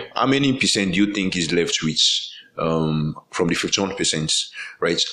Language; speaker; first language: English; non-native, local second language; Yoruba